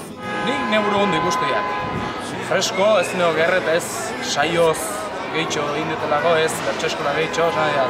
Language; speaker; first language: Basque; native; Basque